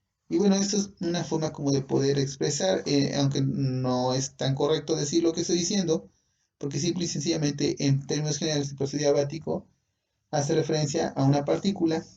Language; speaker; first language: Spanish; native; Spanish